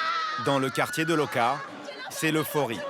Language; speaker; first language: French; native; French